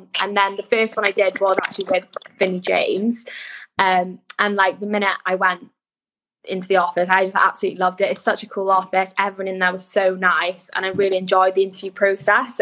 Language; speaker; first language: English; native; English